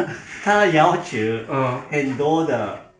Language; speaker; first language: Chinese; non-native, learner; Japanese